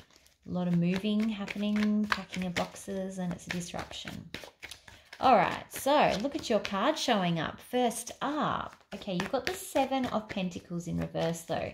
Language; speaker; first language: English; native; English